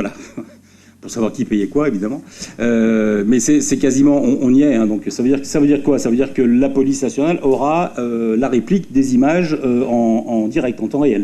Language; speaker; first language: French; native; French